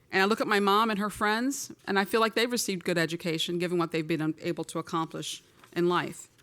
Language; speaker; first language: English; native; English